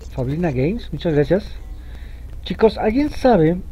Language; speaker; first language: Spanish; native; Spanish